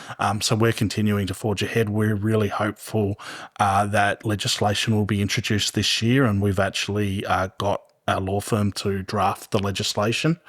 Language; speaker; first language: English; native; English